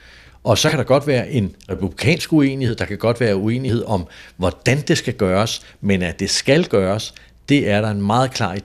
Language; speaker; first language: Danish; native; Danish